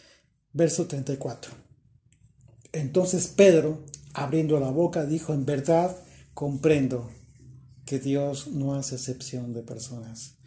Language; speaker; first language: Spanish; native; Spanish